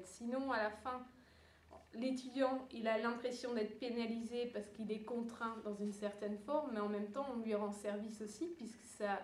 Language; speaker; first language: French; early bilingual, other home language; Dutch